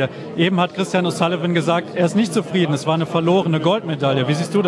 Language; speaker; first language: German; native; German